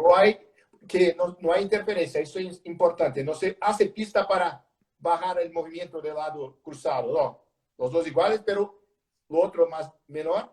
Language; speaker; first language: Spanish; non-native, learner; Portuguese